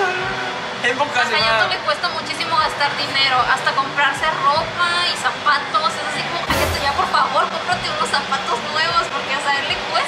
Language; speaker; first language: Spanish; native; Spanish